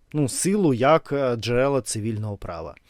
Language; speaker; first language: Ukrainian; non-native, learner; Russian